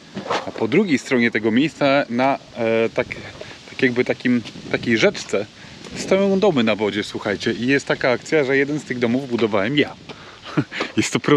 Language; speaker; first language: Polish; native; Polish